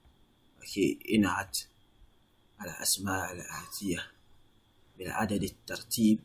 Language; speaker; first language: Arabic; non-native, fluent; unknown